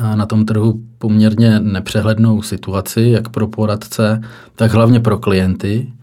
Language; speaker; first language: Czech; native; Czech